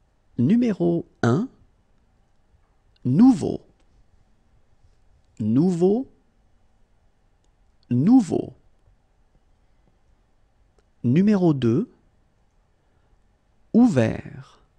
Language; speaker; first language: French; native; French